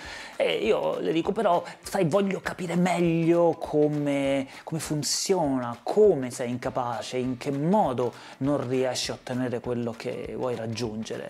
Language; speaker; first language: Italian; native; Italian